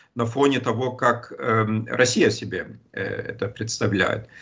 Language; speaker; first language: Russian; non-native, fluent; German